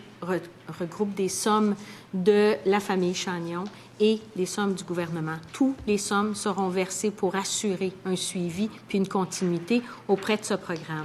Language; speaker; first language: French; native; French